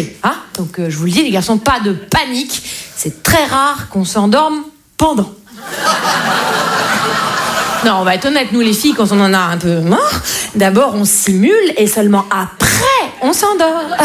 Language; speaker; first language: French; native; French